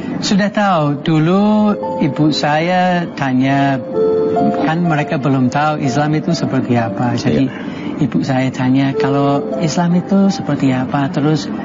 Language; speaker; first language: Indonesian; non-native, fluent; English